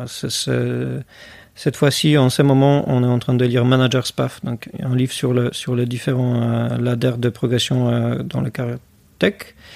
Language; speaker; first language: French; non-native, fluent; Polish